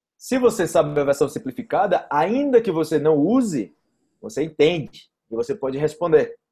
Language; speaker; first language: Portuguese; native; Portuguese